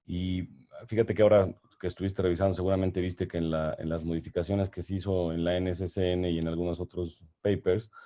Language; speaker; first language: Spanish; native; Spanish